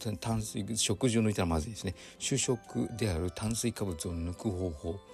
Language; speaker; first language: Japanese; native; Japanese